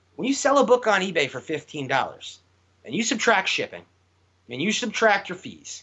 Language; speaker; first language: English; native; English